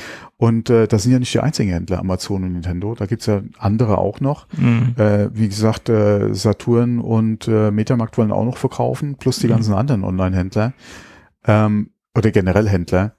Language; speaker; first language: German; native; German